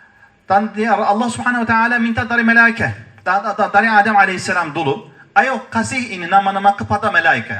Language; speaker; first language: Indonesian; non-native, learner; Turkish